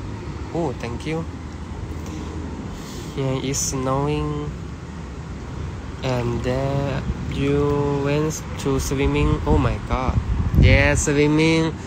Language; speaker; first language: English; non-native, learner; Thai